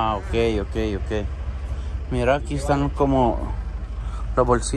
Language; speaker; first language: Spanish; native; Spanish